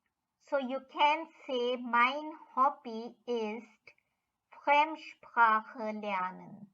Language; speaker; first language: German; non-native, fluent; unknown